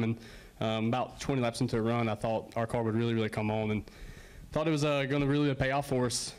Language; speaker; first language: English; native; English